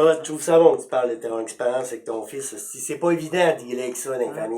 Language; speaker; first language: French; native; French